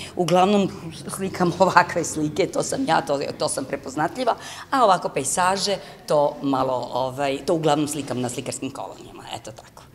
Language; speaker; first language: Serbian; native; Serbian